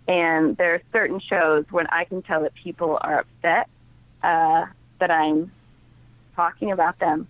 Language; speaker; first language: English; native; English